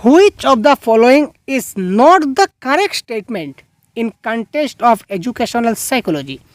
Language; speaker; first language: English; non-native, local second language; Bangla